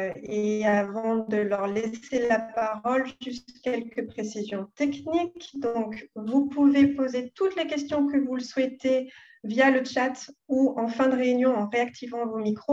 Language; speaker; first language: French; native; French